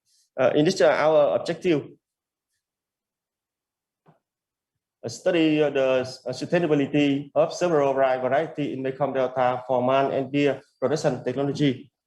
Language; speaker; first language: English; non-native, learner; Vietnamese